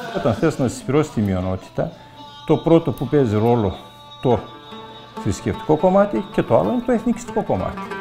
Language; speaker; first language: Greek; non-native, local second language; Turkish